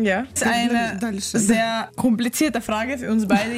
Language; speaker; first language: German; non-native, fluent; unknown